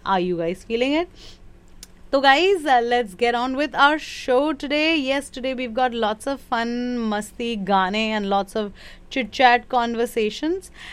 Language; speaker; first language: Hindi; non-native, local second language; Bangla